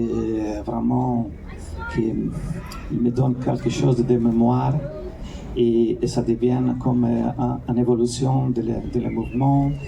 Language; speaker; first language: French; non-native, fluent; Italian